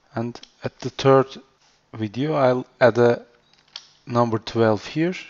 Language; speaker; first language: English; non-native, learner; Turkish